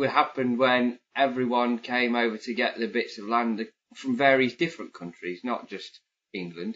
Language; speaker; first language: English; native; English